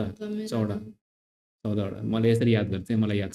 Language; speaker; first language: Nepali; native; Nepali